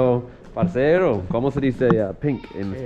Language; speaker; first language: Spanish; non-native, learner; English